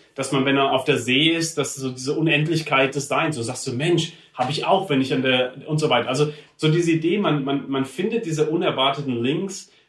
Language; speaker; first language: German; native; German